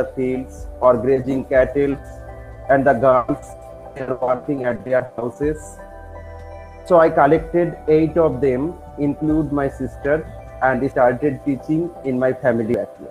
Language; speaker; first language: English; non-native, local second language; Bangla